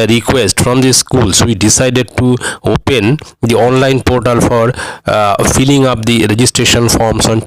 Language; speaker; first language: English; non-native, local second language; Bangla